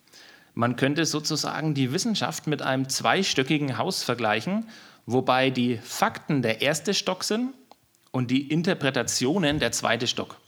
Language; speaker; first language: German; native; German